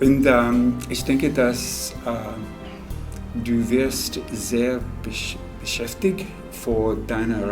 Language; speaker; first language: German; non-native, learner; English